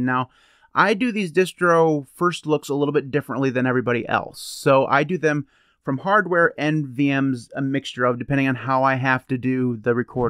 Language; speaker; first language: English; native; English